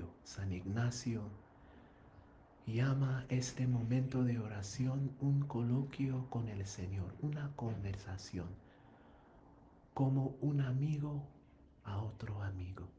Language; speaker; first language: Spanish; non-native, fluent; English